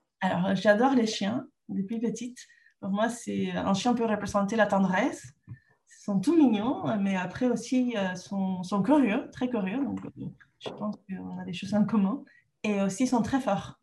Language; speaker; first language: French; non-native, fluent; Spanish